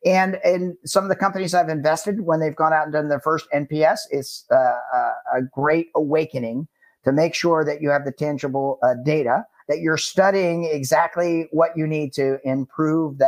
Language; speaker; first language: English; native; English